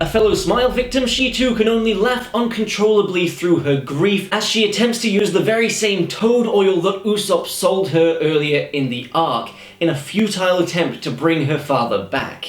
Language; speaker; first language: English; native; English